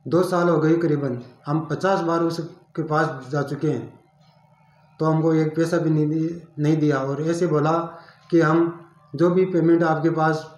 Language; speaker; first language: Hindi; native; Hindi